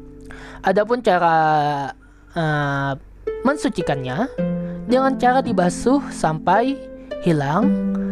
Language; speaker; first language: Indonesian; native; Indonesian